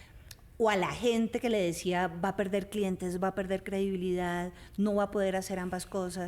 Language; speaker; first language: Spanish; native; Spanish